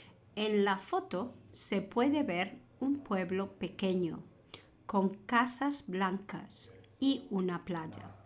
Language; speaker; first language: Spanish; non-native, fluent; English